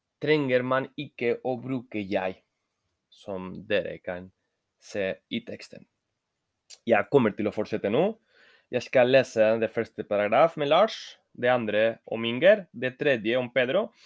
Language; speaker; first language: Norwegian; non-native, learner; Spanish